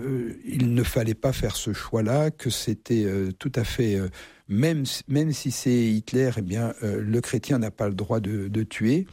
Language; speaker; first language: French; native; French